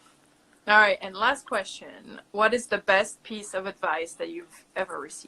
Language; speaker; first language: English; native; English